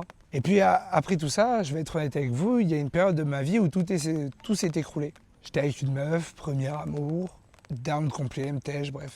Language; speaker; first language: French; native; French